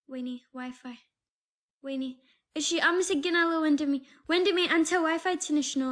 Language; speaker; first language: Amharic; non-native, learner; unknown